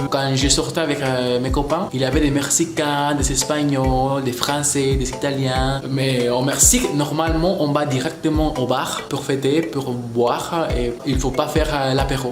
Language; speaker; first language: French; non-native, fluent; Spanish